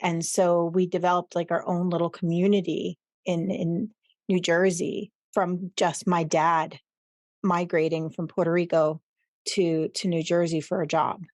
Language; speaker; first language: English; early bilingual, other home language; Spanish